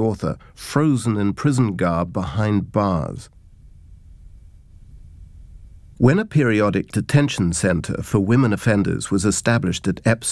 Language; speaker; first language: English; native; English